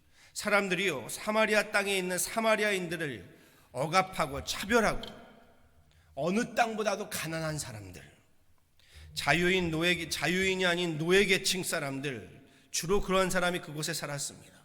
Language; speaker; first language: Korean; native; Korean